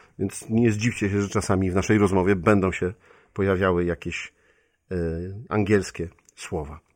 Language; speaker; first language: Polish; native; Polish